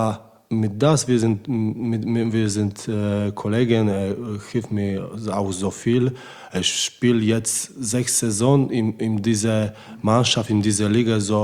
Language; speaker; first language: German; non-native, learner; Polish